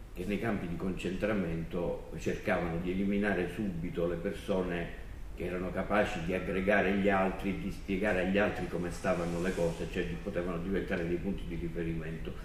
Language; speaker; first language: Italian; native; Italian